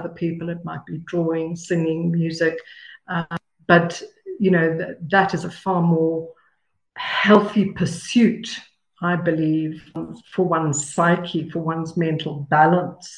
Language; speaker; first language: English; native; English